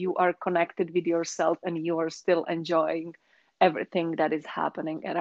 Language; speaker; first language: English; non-native, fluent; Czech